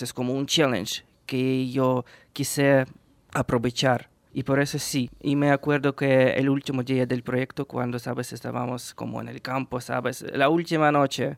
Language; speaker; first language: Spanish; non-native, fluent; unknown